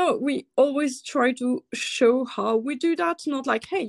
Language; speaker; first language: English; non-native, fluent; French